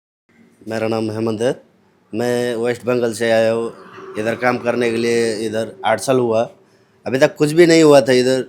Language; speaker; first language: Hindi; non-native, local second language; Bangla